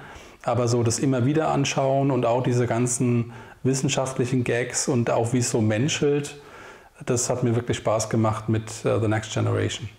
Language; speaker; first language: German; native; German